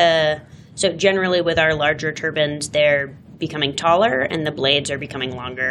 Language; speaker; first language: English; native; English